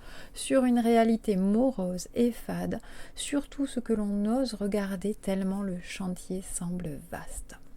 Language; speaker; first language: French; native; French